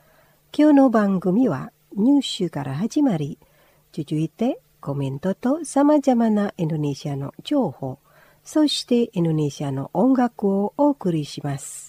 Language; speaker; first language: Japanese; non-native, fluent; Indonesian